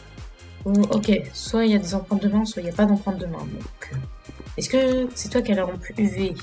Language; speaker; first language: French; native; French